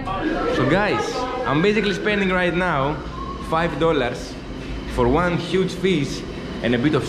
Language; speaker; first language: English; non-native, fluent; Greek